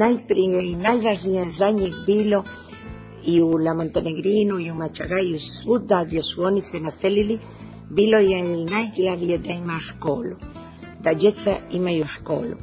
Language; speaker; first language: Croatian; early bilingual, heritage; Serbian